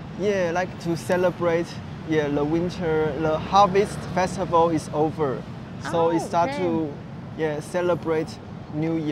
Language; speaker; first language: English; non-native, learner; Chinese